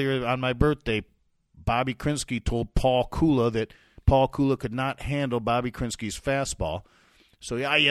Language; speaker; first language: English; native; English